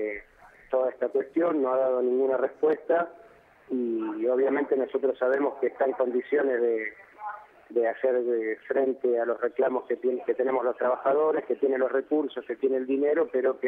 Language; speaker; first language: Spanish; native; Spanish